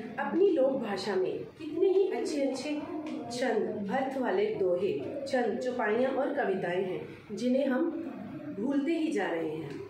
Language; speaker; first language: Hindi; non-native, local second language; Dogri